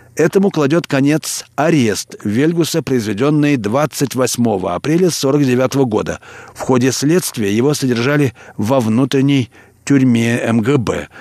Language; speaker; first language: Russian; native; Russian